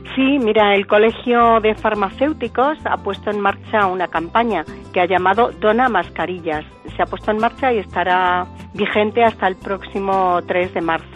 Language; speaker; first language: Spanish; native; Spanish